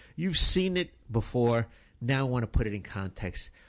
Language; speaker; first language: English; early bilingual, other home language; Spanish